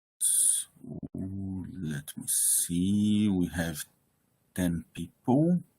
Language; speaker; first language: English; non-native, fluent; Portuguese